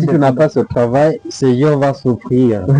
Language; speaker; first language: French; non-native, learner; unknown